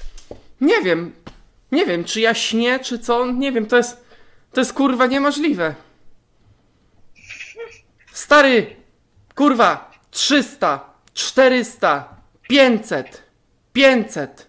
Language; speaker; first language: Polish; native; Polish